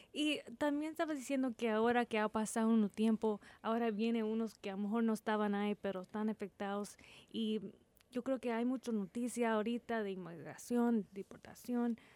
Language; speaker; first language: Spanish; early bilingual, heritage; Spanish